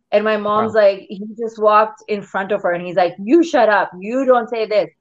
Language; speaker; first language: English; non-native, local second language; Urdu